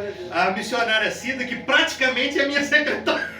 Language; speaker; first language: Portuguese; native; Portuguese